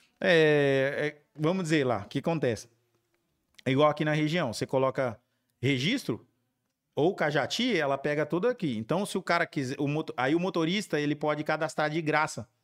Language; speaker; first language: Portuguese; native; Portuguese